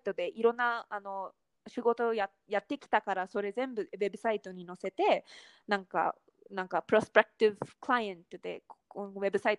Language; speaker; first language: Japanese; non-native, fluent; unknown